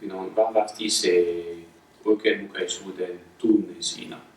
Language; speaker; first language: Finnish; non-native, fluent; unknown